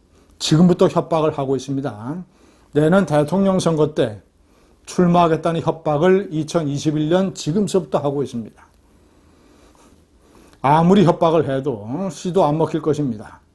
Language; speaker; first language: Korean; native; Korean